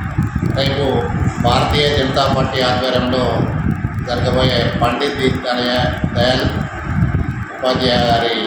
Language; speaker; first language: Telugu; native; Telugu